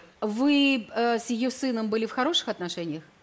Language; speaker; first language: Russian; native; Russian